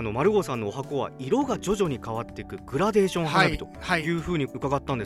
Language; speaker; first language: Japanese; native; Japanese